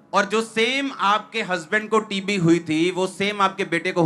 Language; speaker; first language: Hindi; native; Hindi